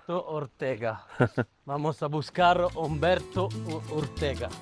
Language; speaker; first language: Spanish; non-native, learner; Italian